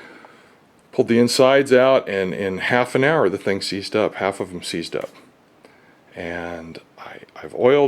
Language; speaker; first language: English; native; English